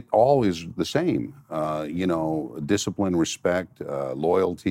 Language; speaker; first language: English; native; English